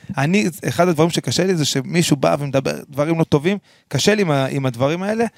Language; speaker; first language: Hebrew; early bilingual, other home language; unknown